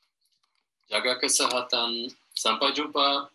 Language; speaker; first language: Indonesian; non-native, learner; German